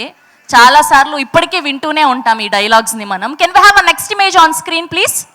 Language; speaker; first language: Telugu; native; Telugu